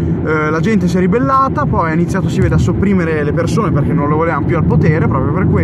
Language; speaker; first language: Italian; native; Italian